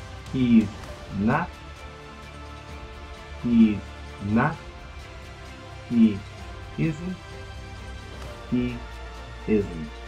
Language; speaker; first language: English; non-native, fluent; Spanish